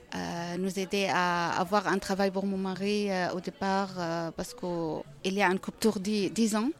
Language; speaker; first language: French; non-native, learner; Arabic